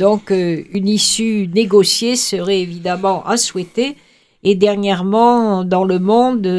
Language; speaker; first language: French; native; French